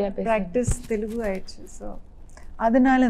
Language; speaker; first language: Tamil; non-native, local second language; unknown